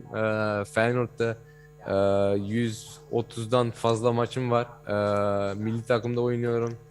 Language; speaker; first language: Turkish; early bilingual, heritage; Turkish